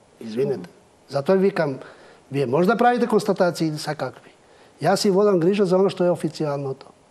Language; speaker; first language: Macedonian; non-native, local second language; Albanian